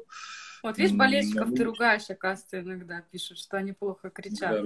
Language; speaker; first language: Russian; native; Russian